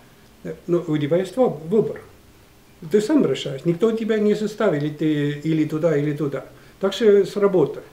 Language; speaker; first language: Russian; non-native, local second language; Estonian